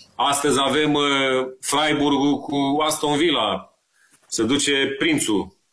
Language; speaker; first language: Romanian; native; Romanian